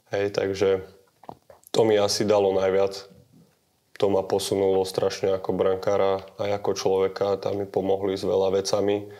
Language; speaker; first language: Slovak; native; Slovak